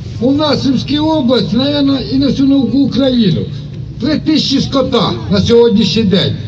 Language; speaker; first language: Ukrainian; native; Ukrainian